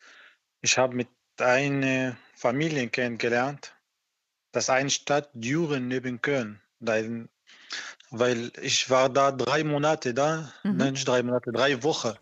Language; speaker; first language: German; non-native, learner; Arabic